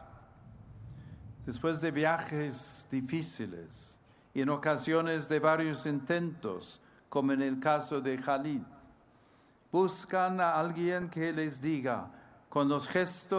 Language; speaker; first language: Spanish; non-native, fluent; English